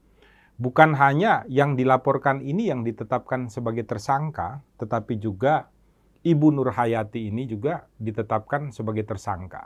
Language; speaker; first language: Indonesian; native; Indonesian